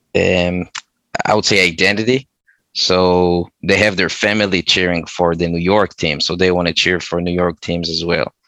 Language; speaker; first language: English; non-native, fluent; Hebrew